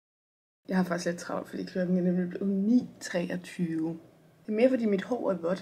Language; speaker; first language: Danish; native; Danish